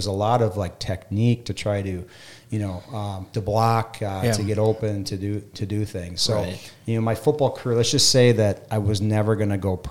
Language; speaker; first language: English; native; English